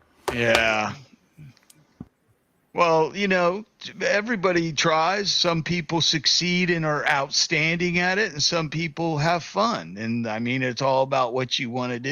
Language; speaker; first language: English; native; English